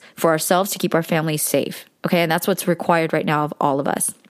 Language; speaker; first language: English; early bilingual, other home language; Korean